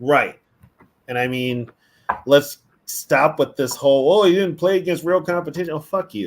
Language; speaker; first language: English; native; English